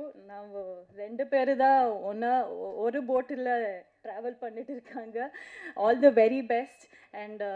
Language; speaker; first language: Tamil; non-native, learner; Kannada